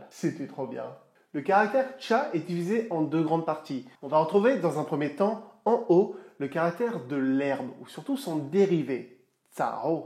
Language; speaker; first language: French; native; French